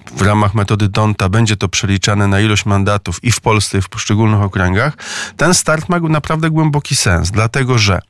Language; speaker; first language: Polish; native; Polish